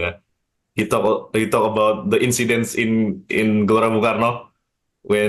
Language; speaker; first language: English; non-native, learner; Indonesian